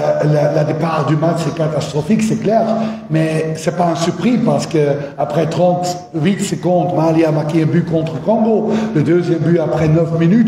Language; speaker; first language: French; non-native, fluent; Dutch